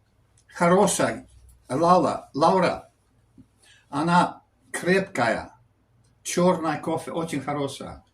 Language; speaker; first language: Russian; non-native, learner; English